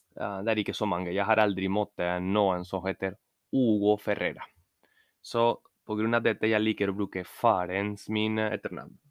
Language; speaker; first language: Norwegian; non-native, learner; Spanish